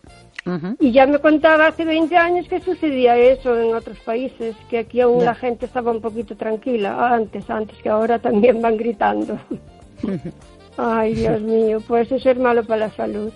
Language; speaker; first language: Spanish; native; Spanish